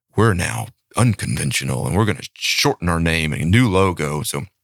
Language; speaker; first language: English; native; English